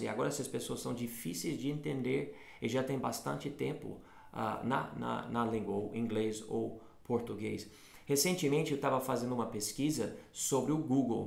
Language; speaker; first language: Portuguese; non-native, fluent; English